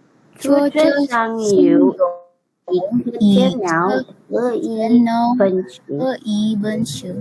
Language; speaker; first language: Chinese; non-native, learner; Indonesian